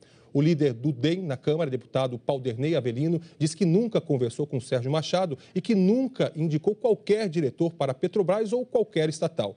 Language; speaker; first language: Portuguese; native; Portuguese